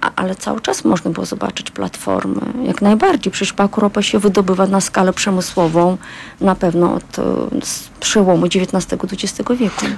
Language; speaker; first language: Polish; non-native, fluent; Azerbaijani